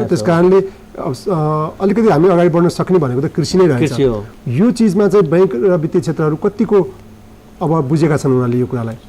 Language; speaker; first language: Nepali; native; Nepali